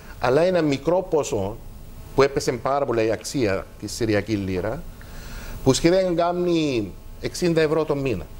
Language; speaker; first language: Greek; non-native, fluent; Arabic